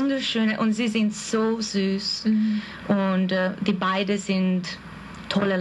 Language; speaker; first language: German; non-native, fluent; Hungarian